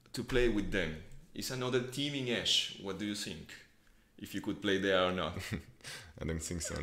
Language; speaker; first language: English; non-native, fluent; Spanish